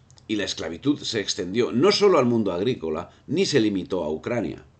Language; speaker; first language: Spanish; native; Spanish